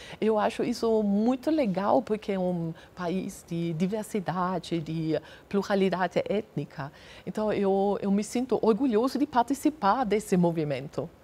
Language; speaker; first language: Portuguese; non-native, fluent; German